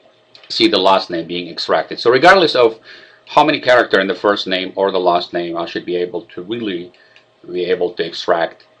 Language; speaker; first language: English; non-native, fluent; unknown